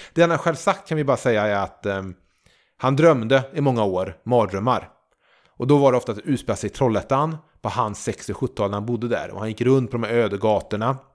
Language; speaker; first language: Swedish; native; Swedish